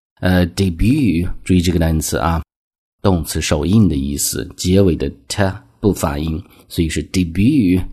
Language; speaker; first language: Chinese; native; Chinese